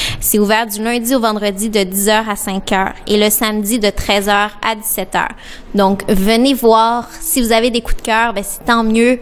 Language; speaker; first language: French; native; French